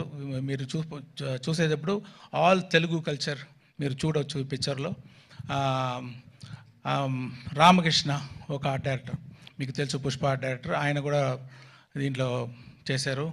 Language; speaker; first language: Telugu; non-native, fluent; Tamil